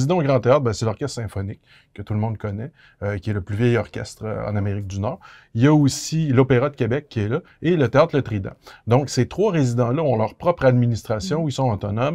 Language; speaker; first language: French; native; French